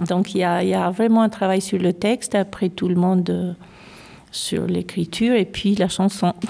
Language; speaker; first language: French; native; French